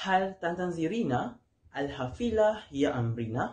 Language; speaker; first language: Arabic; non-native, learner; Malay